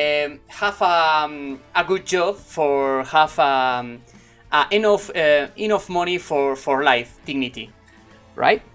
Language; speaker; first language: English; non-native, learner; Spanish